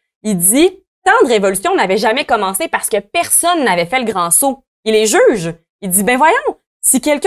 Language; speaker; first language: French; native; French